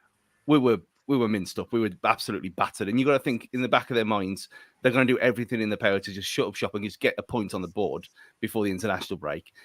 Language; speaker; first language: English; native; English